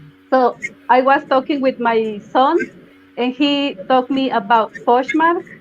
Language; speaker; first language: English; non-native, learner; Spanish